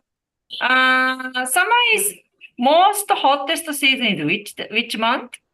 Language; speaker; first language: English; non-native, learner; Japanese